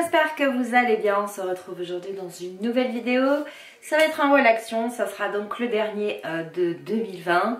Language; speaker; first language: French; native; French